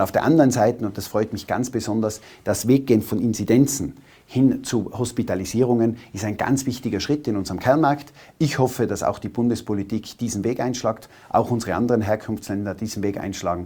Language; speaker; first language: German; native; German